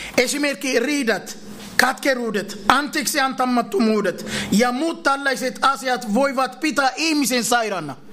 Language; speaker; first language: Finnish; non-native, fluent; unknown